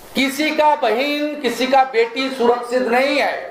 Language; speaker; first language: Hindi; non-native, local second language; Bangla